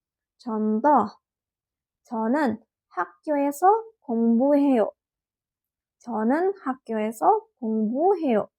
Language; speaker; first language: Korean; non-native, fluent; Indonesian